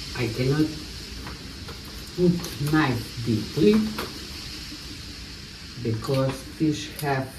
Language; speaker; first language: English; non-native, learner; Bosnian